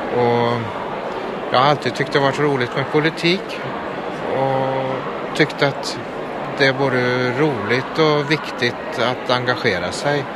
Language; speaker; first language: Swedish; native; Swedish